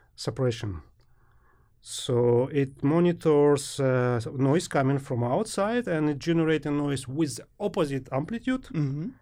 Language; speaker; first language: English; non-native, fluent; Ukrainian